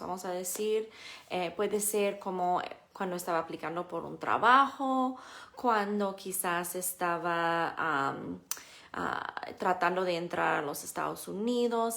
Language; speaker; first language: Spanish; non-native, fluent; English